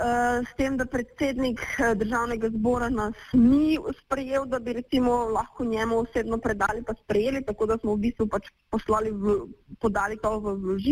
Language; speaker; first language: Slovenian; native; Slovenian